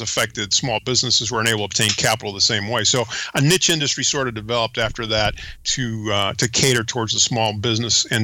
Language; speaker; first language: English; early bilingual, other home language; Spanish